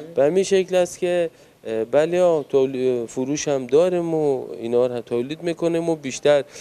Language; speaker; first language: Persian; native; Persian